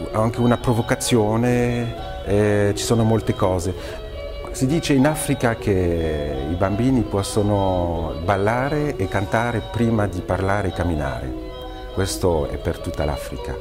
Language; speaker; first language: Italian; non-native, fluent; French